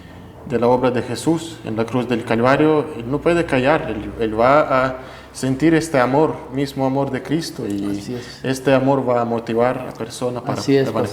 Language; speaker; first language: Spanish; non-native, fluent; Russian